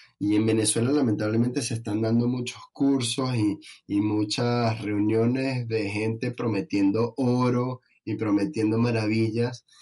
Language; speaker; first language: Spanish; native; Spanish